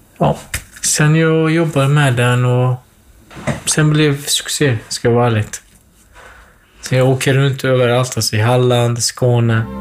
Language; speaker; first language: Swedish; non-native, fluent; Kurdish